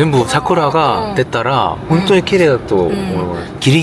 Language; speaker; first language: Japanese; non-native, learner; Korean